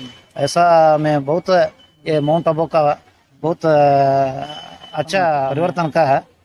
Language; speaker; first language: Hindi; non-native, local second language; Kannada